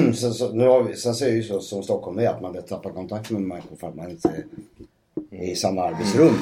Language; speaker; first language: Swedish; native; Swedish